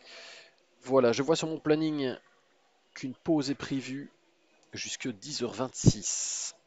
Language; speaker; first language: French; native; French